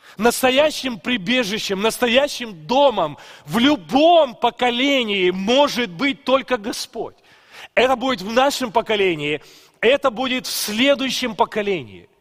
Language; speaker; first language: Russian; native; Russian